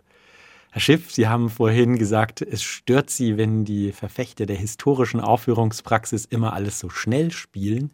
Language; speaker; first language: German; native; German